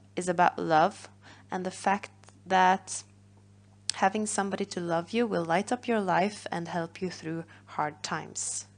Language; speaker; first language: English; non-native, fluent; Norwegian